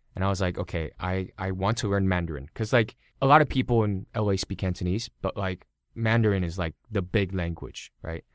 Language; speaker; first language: English; early bilingual, other home language; Cantonese